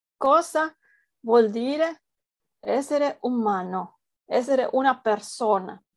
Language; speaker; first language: Italian; non-native, fluent; Spanish